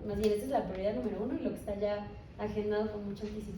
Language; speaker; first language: Spanish; native; Spanish